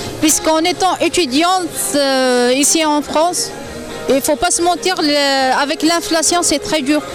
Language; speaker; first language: French; non-native, local second language; Arabic